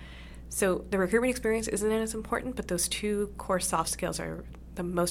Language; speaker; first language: English; native; English